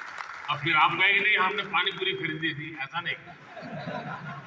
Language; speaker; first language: Hindi; native; Hindi